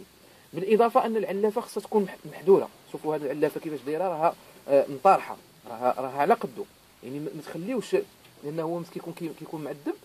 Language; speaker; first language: Arabic; native; Arabic